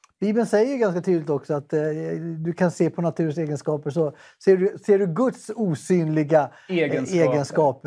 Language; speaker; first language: Swedish; native; Swedish